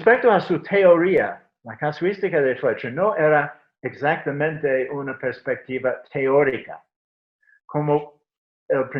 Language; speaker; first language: Spanish; non-native, fluent; English